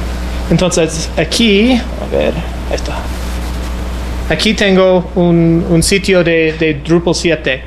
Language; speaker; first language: Spanish; non-native, fluent; English